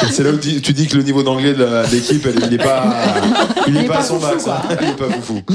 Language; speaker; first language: French; native; French